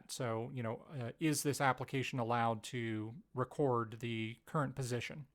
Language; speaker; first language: English; native; English